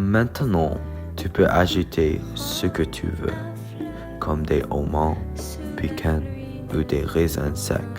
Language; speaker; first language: French; non-native, learner; English